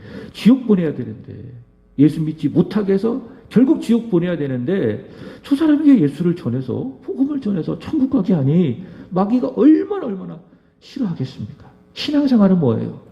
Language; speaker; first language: Korean; native; Korean